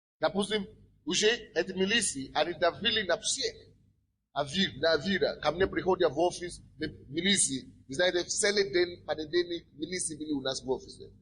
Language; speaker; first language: Russian; non-native, fluent; Yoruba